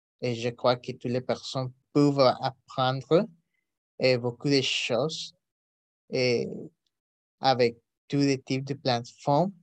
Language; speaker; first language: French; non-native, learner; Spanish